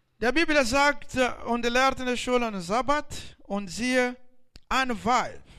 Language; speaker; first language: German; non-native, learner; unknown